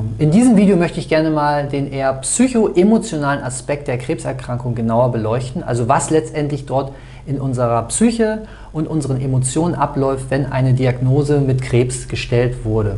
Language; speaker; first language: German; native; German